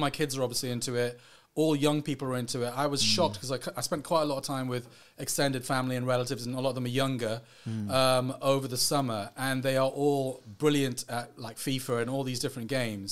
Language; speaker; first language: English; native; English